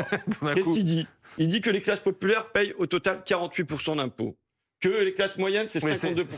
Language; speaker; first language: French; native; French